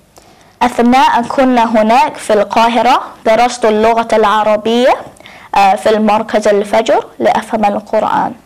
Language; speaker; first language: Arabic; non-native, learner; English